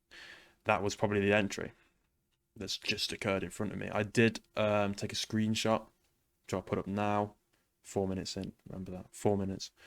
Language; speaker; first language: English; native; English